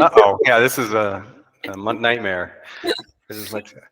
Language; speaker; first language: English; native; English